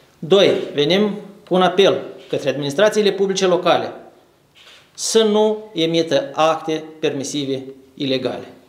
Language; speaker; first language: Romanian; native; Romanian